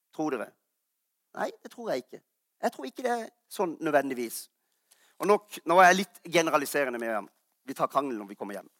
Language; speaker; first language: Norwegian; native; Norwegian